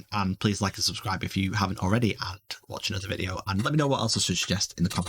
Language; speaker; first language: English; native; English